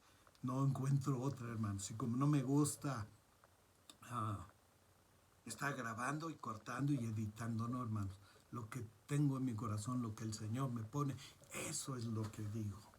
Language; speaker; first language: Spanish; native; Spanish